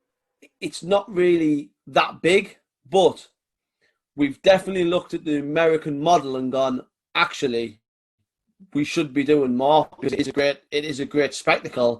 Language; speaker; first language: English; native; English